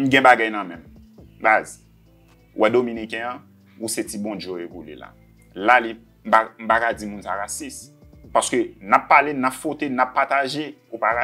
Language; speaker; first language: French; non-native, local second language; Haitian Creole